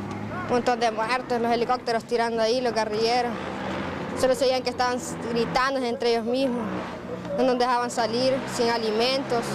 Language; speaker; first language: Spanish; native; Spanish